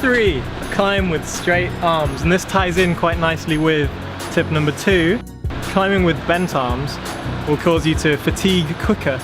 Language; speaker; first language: English; native; English